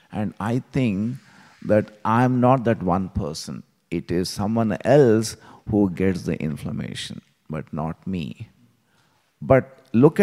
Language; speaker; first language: English; non-native, local second language; Telugu